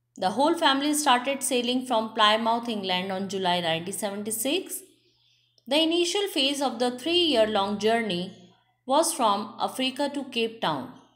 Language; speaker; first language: English; non-native, local second language; Hindi